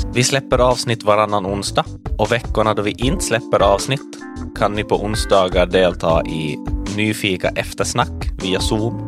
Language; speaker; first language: Swedish; native; Swedish